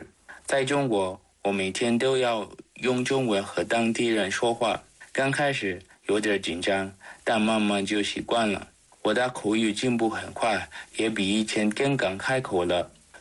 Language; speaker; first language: Chinese; non-native, learner; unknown